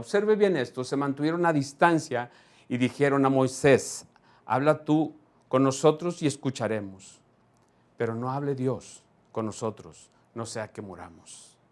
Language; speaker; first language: Spanish; native; Spanish